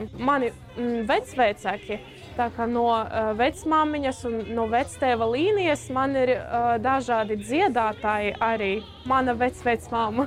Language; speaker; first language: Latvian; early bilingual, other home language; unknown